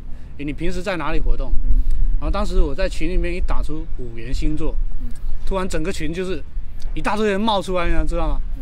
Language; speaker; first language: Chinese; native; Chinese